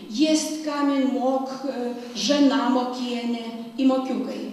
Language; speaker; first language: Russian; non-native, fluent; Lithuanian